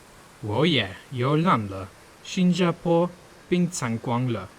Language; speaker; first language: Chinese; non-native, learner; English